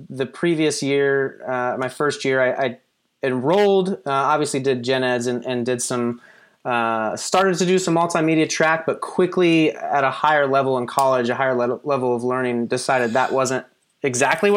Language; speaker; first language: English; native; English